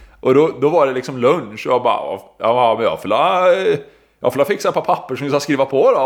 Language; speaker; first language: Swedish; native; Swedish